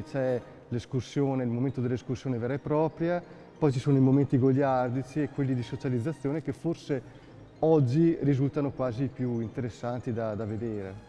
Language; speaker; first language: Italian; native; Italian